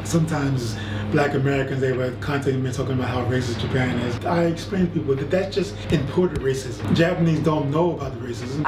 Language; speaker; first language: English; native; English